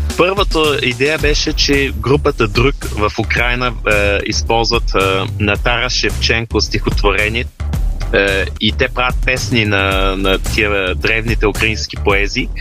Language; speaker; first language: Bulgarian; early bilingual, heritage; Bulgarian